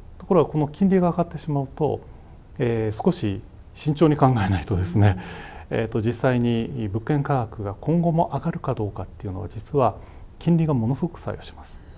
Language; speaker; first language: Japanese; native; Japanese